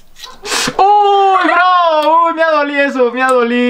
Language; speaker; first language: Spanish; native; Spanish